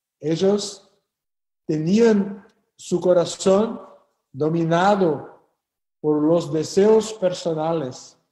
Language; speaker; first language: Spanish; non-native, fluent; Portuguese